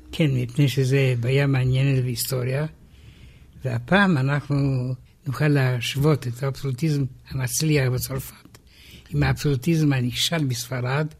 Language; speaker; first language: Hebrew; non-native, fluent; Romanian